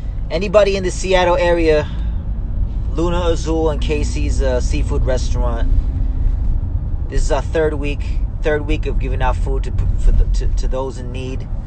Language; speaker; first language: English; early bilingual, other home language; Korean